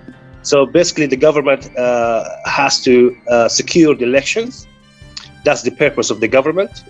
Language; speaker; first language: English; non-native, fluent; Arabic